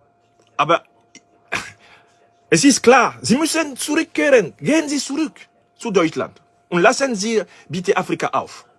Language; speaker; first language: German; non-native, learner; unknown